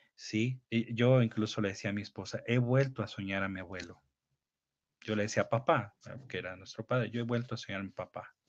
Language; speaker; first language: Spanish; native; Spanish